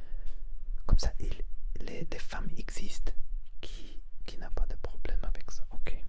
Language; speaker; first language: French; non-native, learner; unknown